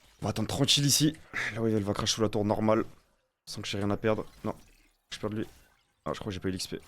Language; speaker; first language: French; native; French